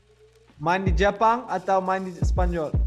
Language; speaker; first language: Indonesian; non-native, learner; Dutch